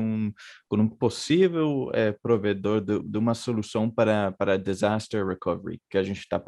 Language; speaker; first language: Portuguese; non-native, fluent; Spanish